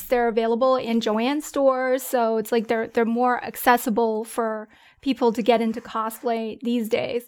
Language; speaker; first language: English; non-native, fluent; Chinese